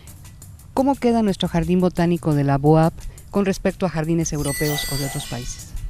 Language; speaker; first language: Spanish; native; Spanish